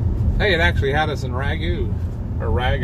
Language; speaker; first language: English; native; English